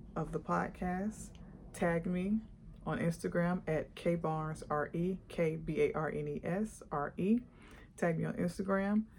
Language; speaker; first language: English; native; English